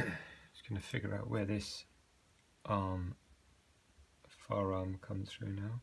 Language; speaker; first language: English; native; English